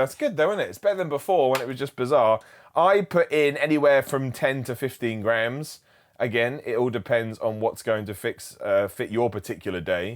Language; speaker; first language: English; native; English